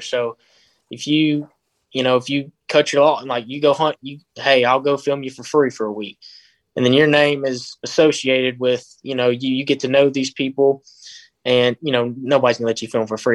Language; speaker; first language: English; native; English